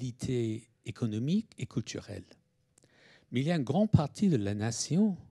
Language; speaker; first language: French; non-native, fluent; English